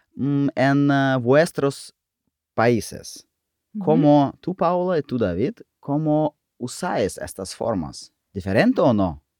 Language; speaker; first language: Spanish; non-native, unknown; Russian